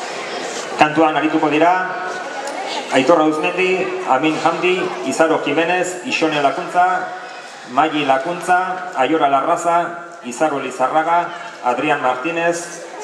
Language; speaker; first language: Basque; native; Basque